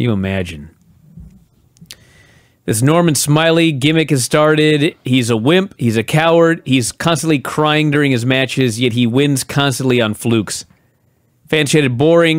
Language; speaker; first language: English; native; English